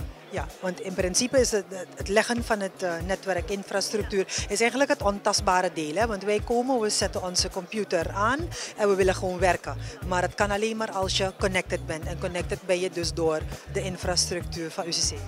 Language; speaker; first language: Dutch; native; Dutch